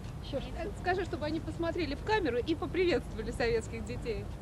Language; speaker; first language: Russian; native; Russian